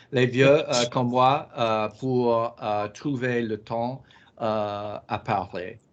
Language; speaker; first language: French; non-native, learner; English